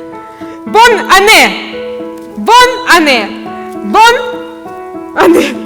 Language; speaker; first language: French; non-native, learner; Russian